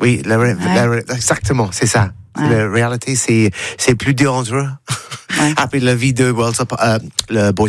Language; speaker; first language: French; non-native, learner; English